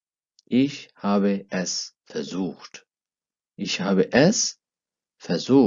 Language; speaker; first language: German; non-native, fluent; Urdu